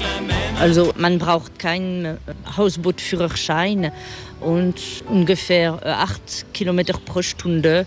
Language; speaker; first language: German; non-native, learner; French